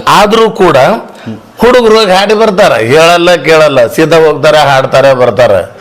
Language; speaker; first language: Kannada; native; Kannada